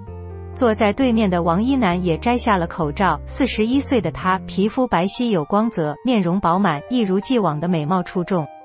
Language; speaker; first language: Chinese; native; Chinese